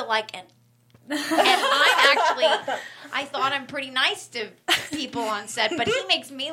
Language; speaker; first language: English; native; English